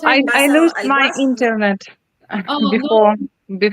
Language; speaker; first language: English; non-native, learner; French